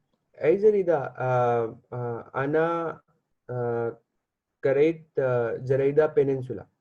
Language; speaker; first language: Arabic; non-native, learner; Hindi